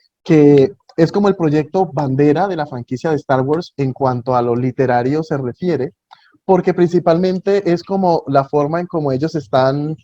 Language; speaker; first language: Spanish; native; Spanish